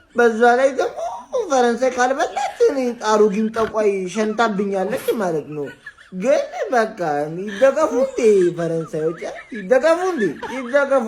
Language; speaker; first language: Amharic; native; Amharic